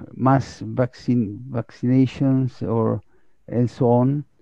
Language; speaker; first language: English; non-native, fluent; Italian